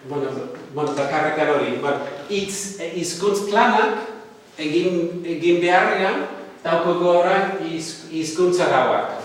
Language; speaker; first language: Basque; non-native, fluent; Welsh